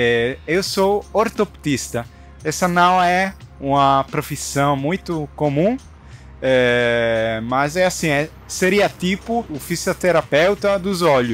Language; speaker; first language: Portuguese; non-native, learner; Italian